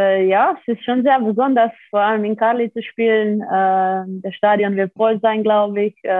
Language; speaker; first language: German; non-native, fluent; Slovenian